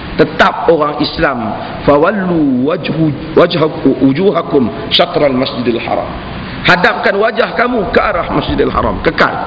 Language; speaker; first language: Malay; native; Malay